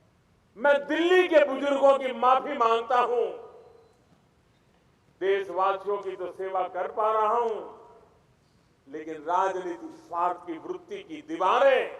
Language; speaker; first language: Hindi; non-native, local second language; Gujarati